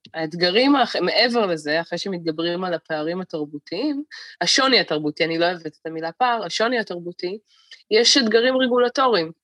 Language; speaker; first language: Hebrew; native; Hebrew